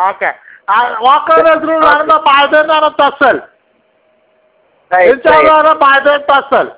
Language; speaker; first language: Arabic; non-native, learner; Bangla